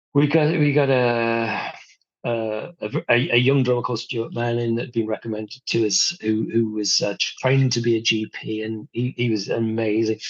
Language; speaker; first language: English; native; English